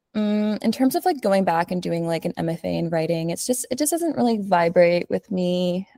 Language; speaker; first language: English; early bilingual, other home language; Spanish